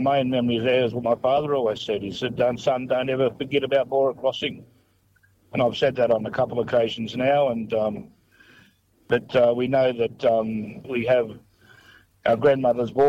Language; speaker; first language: English; native; English